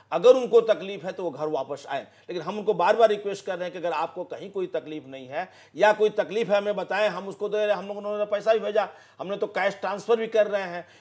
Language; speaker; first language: Hindi; native; Hindi